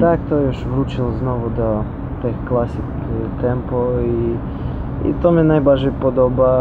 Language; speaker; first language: Polish; non-native, learner; Russian